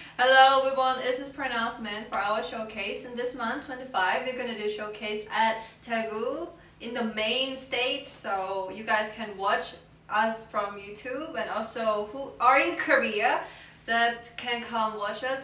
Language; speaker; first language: English; non-native, learner; Thai